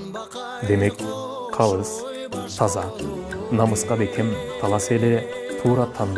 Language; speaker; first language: Kyrgyz; native; Kyrgyz